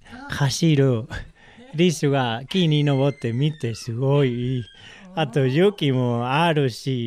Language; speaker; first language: Japanese; non-native, learner; Spanish